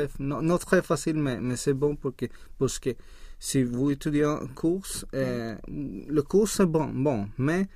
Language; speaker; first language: French; non-native, learner; Swedish